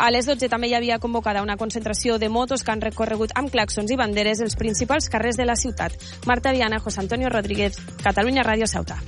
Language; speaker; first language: Catalan; native; Catalan